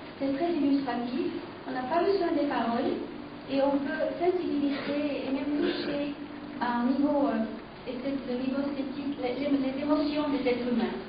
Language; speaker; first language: French; non-native, fluent; Catalan